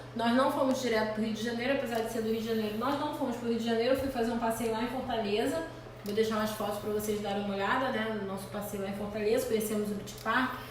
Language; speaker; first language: Portuguese; native; Portuguese